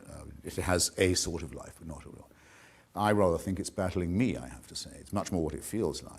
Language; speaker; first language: English; native; English